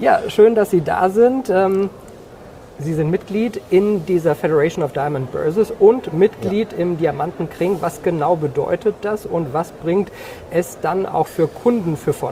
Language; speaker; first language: German; native; German